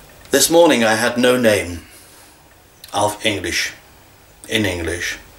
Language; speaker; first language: English; native; English